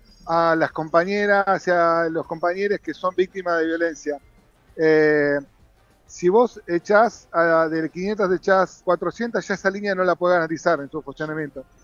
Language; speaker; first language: Spanish; native; Spanish